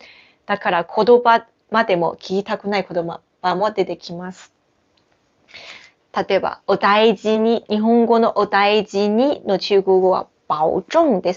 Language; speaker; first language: Japanese; non-native, fluent; Chinese